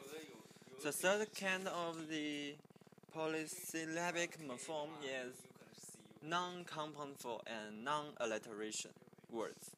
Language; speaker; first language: English; non-native, learner; Chinese